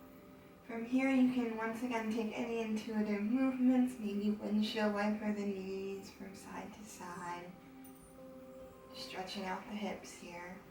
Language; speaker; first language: English; native; English